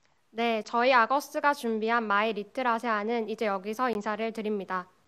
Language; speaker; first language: Korean; native; Korean